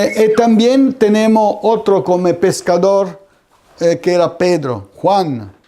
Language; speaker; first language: Spanish; non-native, fluent; Italian